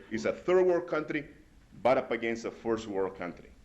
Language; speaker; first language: English; non-native, fluent; Spanish